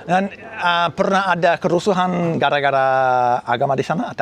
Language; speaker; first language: Indonesian; non-native, fluent; English